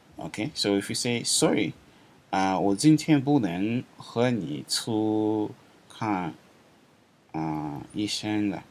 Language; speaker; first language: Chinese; non-native, learner; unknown